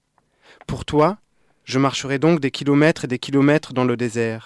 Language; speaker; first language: French; native; French